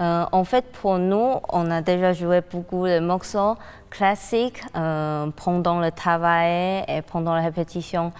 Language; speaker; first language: French; non-native, learner; Chinese